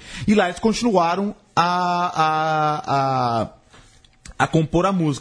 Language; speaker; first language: Portuguese; native; Portuguese